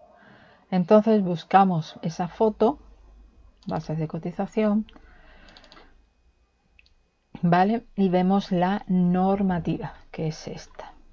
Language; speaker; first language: Spanish; native; Spanish